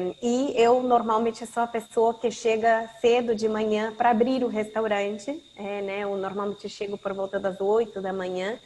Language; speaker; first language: Portuguese; non-native, fluent; Spanish